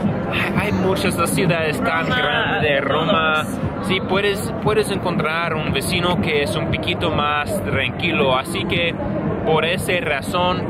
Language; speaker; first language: Spanish; non-native, learner; English